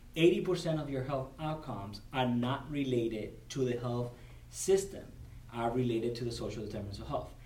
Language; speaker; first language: English; non-native, fluent; Spanish